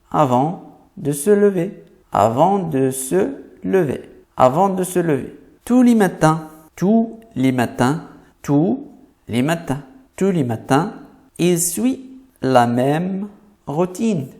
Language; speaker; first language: French; non-native, fluent; Arabic